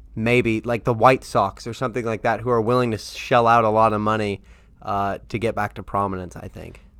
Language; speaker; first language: English; native; English